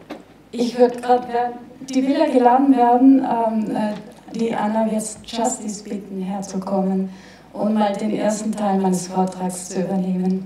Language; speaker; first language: German; native; German